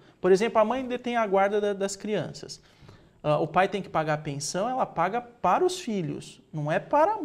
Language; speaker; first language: Portuguese; native; Portuguese